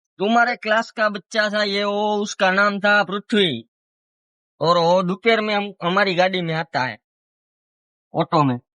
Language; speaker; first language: Hindi; non-native, local second language; Gujarati